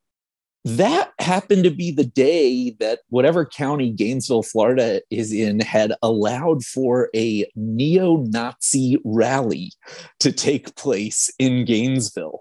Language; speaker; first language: English; native; English